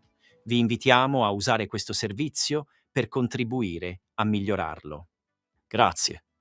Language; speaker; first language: Italian; native; Italian